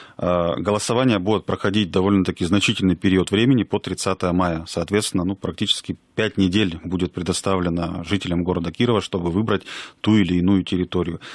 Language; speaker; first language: Russian; native; Russian